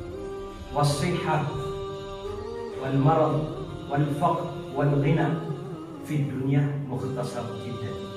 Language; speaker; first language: Arabic; non-native, fluent; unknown